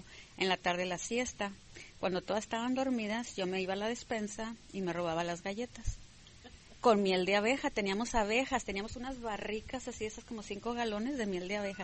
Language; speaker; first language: Spanish; native; Spanish